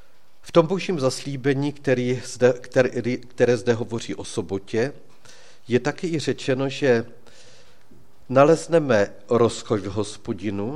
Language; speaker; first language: Czech; native; Czech